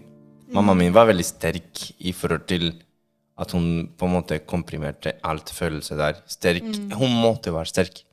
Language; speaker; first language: Norwegian; non-native, fluent; Spanish